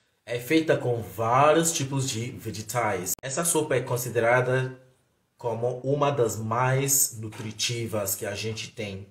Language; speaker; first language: Portuguese; non-native, fluent; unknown